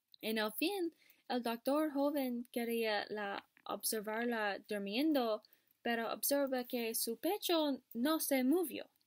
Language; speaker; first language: Spanish; non-native, learner; English